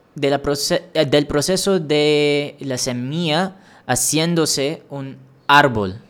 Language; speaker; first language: Spanish; non-native, fluent; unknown